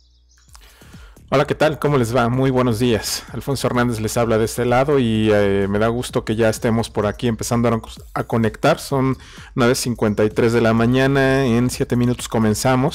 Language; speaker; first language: Spanish; native; Spanish